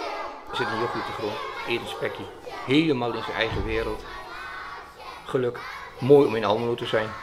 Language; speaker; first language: Dutch; native; Dutch